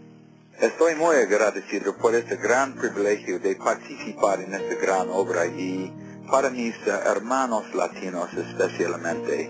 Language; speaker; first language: Spanish; non-native, fluent; English